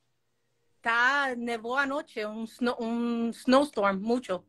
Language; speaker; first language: Spanish; early bilingual, heritage; Spanish